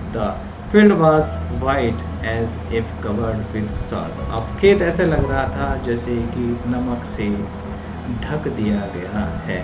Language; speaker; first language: Hindi; native; Hindi